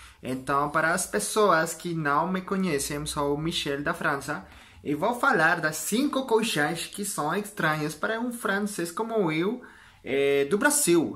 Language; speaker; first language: Portuguese; non-native, learner; French